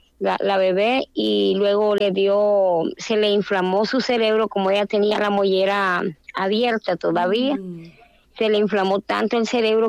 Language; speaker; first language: Spanish; native; Spanish